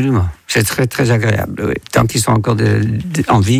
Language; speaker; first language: French; non-native, fluent; Dutch